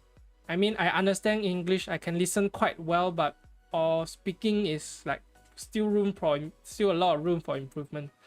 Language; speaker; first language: English; non-native, fluent; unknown